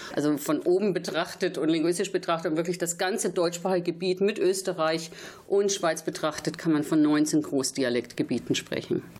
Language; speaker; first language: German; native; German